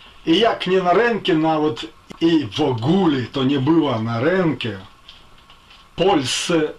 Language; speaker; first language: Polish; non-native, fluent; Ukrainian